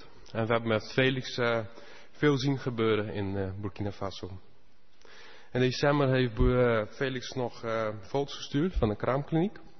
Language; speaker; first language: Dutch; non-native, fluent; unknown